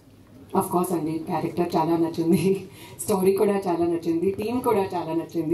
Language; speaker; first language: Telugu; non-native, local second language; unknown